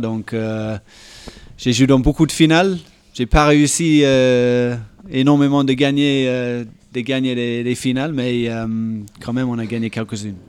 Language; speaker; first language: French; non-native, fluent; English